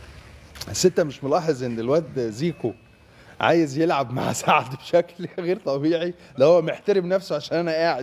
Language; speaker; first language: Arabic; native; Arabic